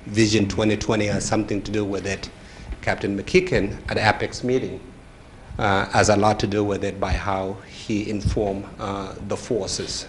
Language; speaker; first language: English; non-native, fluent; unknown